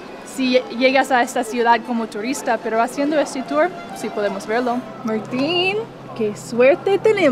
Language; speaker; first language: Spanish; non-native, fluent; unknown